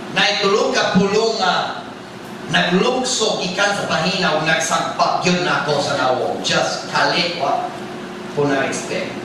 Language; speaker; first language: Cebuano; non-native, fluent; English